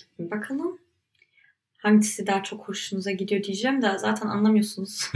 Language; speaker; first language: Turkish; early bilingual, heritage; Turkish